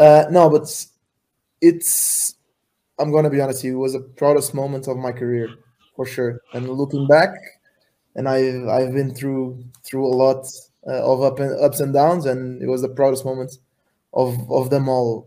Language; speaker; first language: English; non-native, fluent; Portuguese